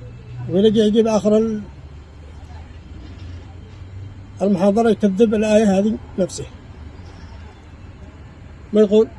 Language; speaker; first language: Arabic; native; Arabic